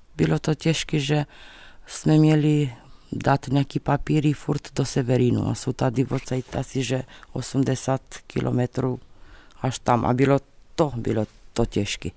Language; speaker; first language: Czech; early bilingual, heritage; Czech